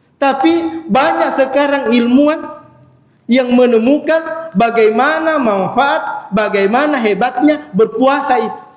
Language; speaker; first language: Malay; non-native, local second language; Buginese